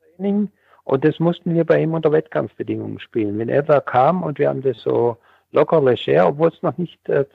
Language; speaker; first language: German; native; German